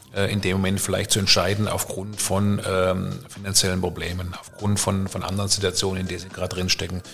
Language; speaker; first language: German; native; German